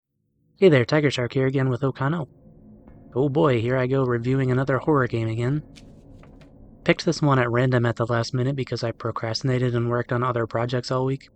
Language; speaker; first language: English; native; English